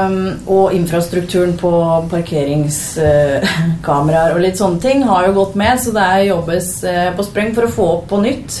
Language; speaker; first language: Norwegian; native; Norwegian